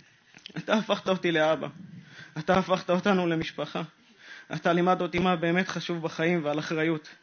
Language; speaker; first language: Hebrew; native; Hebrew